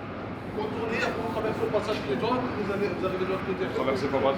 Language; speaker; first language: French; native; French